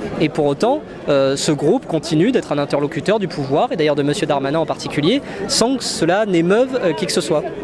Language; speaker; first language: French; native; French